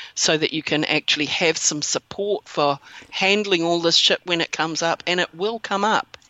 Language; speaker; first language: English; native; English